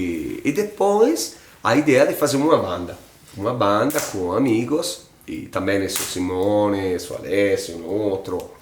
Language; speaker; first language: Portuguese; non-native, fluent; Italian